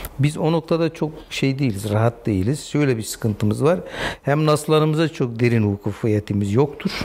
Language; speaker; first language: Turkish; non-native, local second language; Zaza